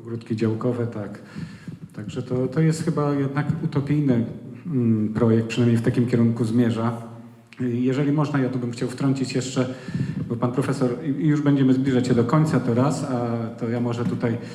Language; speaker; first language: Polish; native; Polish